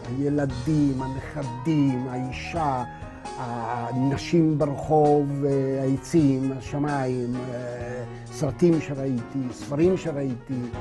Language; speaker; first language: Hebrew; non-native, fluent; Spanish